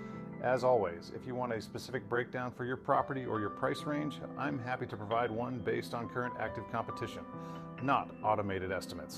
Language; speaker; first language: English; native; English